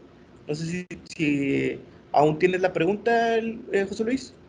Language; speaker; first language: Spanish; native; Spanish